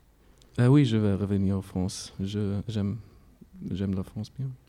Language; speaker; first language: French; non-native, learner; German